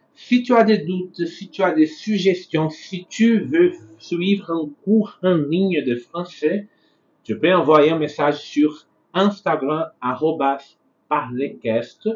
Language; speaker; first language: French; non-native, fluent; Portuguese